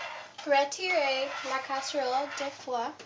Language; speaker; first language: French; non-native, learner; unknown